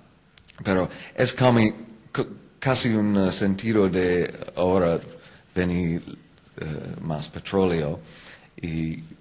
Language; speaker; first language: Spanish; non-native, fluent; English